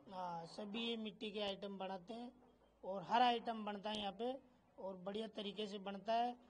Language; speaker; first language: Hindi; native; Hindi